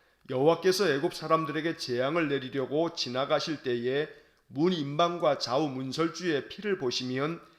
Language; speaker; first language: Korean; native; Korean